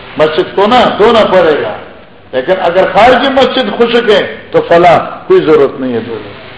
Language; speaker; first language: Urdu; non-native, local second language; Pashto